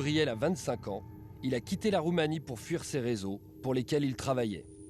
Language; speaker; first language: French; native; French